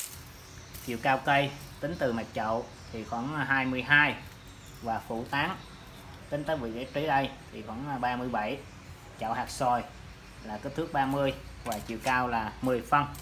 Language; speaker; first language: Vietnamese; native; Vietnamese